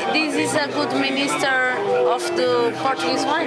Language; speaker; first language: English; non-native, fluent; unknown